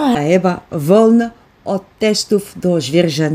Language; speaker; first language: Polish; early bilingual, heritage; Polish